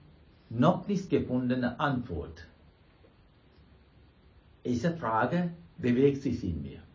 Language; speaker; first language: German; non-native, fluent; Sinhala